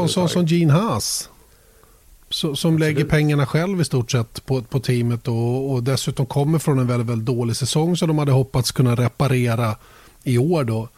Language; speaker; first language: Swedish; native; Swedish